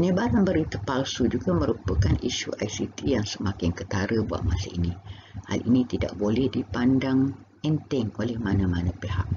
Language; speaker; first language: Malay; native; Malay